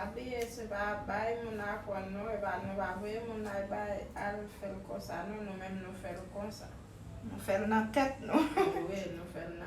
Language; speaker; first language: French; non-native, local second language; Haitian Creole